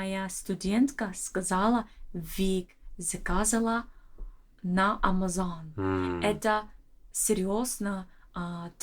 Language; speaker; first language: Russian; non-native, learner; English